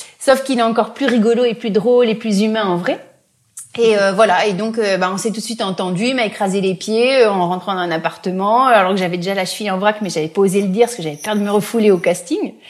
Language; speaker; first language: French; native; French